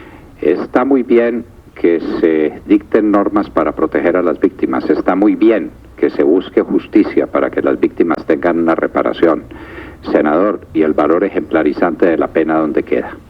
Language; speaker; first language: Spanish; native; Spanish